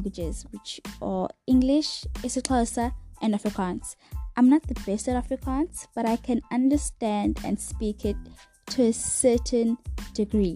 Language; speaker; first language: English; non-native, local second language; Xhosa